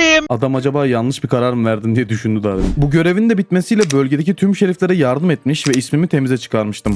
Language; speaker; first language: Turkish; native; Turkish